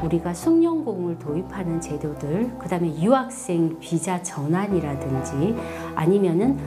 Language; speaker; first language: Korean; native; Korean